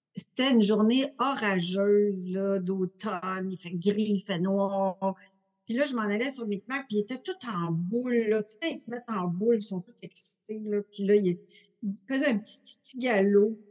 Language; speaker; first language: French; native; French